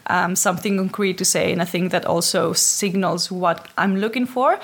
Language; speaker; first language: English; non-native, fluent; Greek